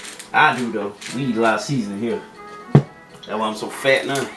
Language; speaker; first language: English; native; English